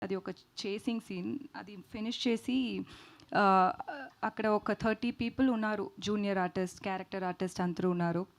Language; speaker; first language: Telugu; non-native, learner; Tamil